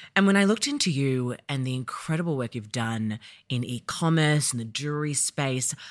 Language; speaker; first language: English; early bilingual, other home language; Yoruba